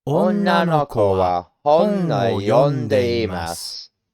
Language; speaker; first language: Japanese; non-native, learner; English